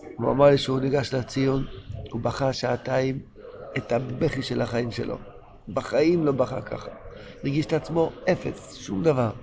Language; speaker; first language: Hebrew; non-native, local second language; Yiddish